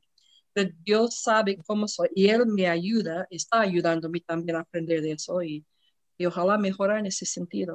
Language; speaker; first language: Spanish; non-native, learner; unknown